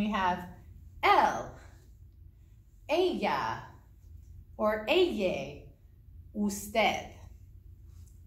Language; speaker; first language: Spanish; non-native, fluent; English